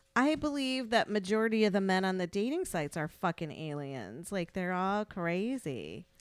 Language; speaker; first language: English; native; English